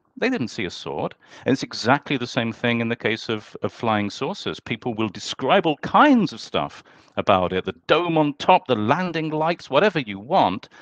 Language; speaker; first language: English; native; English